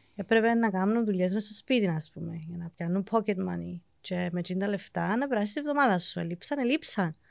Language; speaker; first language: Greek; early bilingual, heritage; English